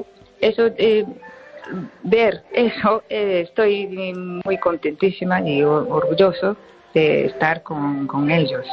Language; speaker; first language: Spanish; non-native, learner; Japanese